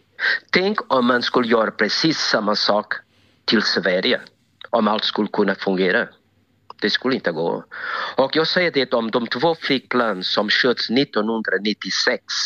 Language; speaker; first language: Swedish; non-native, fluent; Spanish